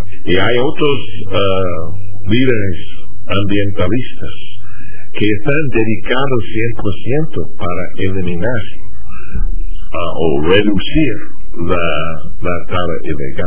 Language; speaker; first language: Spanish; non-native, fluent; English